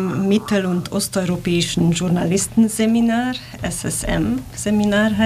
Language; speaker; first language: German; non-native, fluent; Romanian